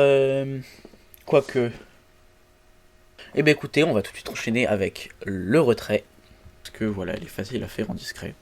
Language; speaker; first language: French; native; French